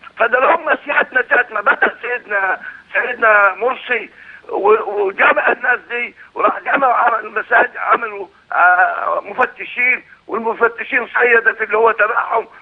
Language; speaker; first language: Egyptian Arabic; native; Egyptian Arabic